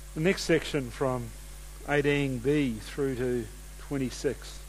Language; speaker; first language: English; native; English